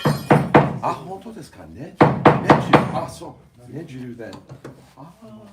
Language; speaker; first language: Japanese; non-native, learner; English